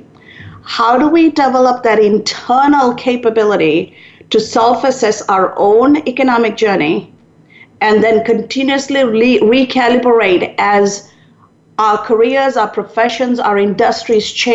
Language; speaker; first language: English; non-native, local second language; Tamil